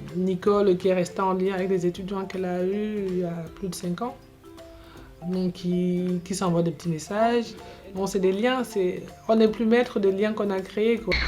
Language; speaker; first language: French; native; French